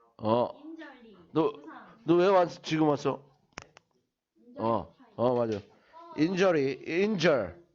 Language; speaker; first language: Korean; native; Korean